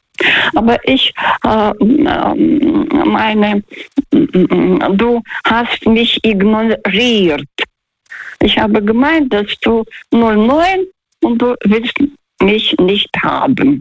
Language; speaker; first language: German; non-native, fluent; Russian